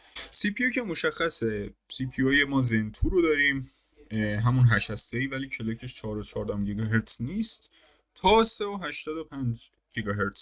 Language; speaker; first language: Persian; native; Persian